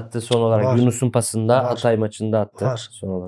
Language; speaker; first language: Turkish; native; Turkish